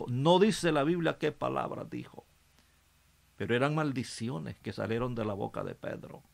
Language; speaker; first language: Spanish; native; Spanish